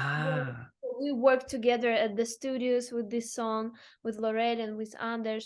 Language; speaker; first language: English; non-native, fluent; Ukrainian